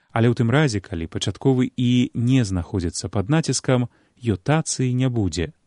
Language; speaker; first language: Belarusian; native; Belarusian